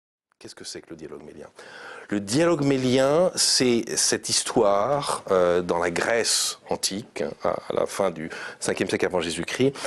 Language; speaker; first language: French; native; French